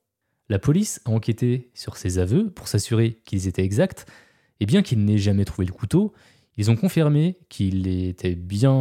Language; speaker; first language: French; native; French